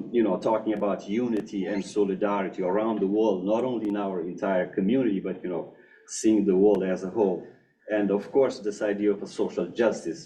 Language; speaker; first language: English; non-native, fluent; Portuguese